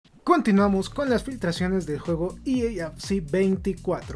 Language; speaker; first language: Spanish; native; Spanish